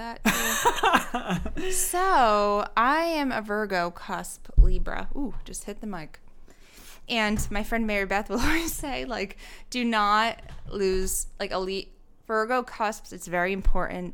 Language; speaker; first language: English; native; English